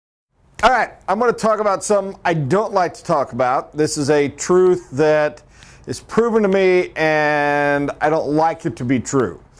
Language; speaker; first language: English; native; English